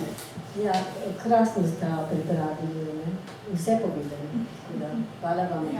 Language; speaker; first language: Slovenian; native; Slovenian